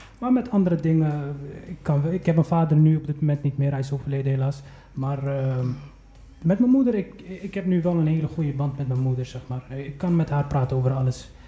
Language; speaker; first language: Dutch; early bilingual, other home language; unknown